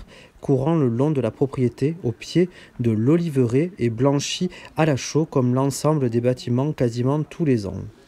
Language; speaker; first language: French; native; French